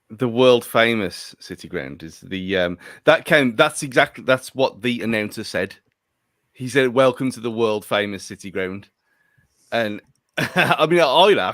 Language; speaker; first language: English; native; English